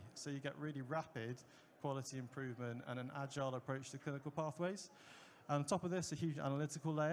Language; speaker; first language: English; native; English